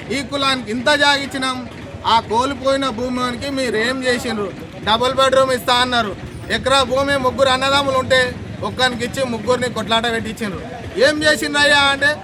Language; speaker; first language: Telugu; native; Telugu